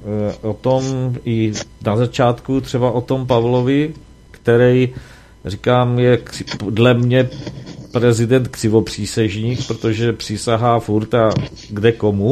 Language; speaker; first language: Czech; native; Czech